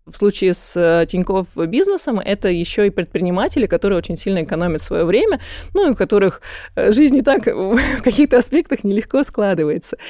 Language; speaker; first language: Russian; native; Russian